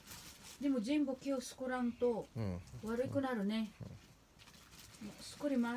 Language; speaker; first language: Japanese; non-native, local second language; Filipino